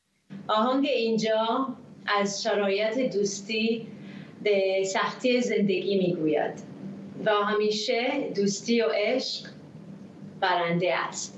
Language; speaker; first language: Persian; early bilingual, heritage; Hebrew